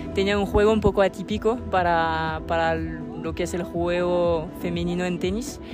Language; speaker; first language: Spanish; non-native, fluent; French